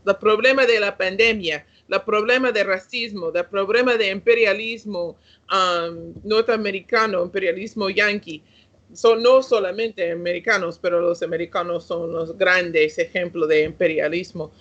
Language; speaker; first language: Spanish; non-native, learner; English